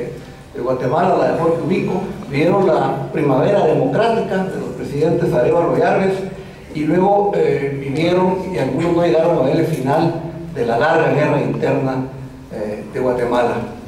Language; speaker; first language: Spanish; native; Spanish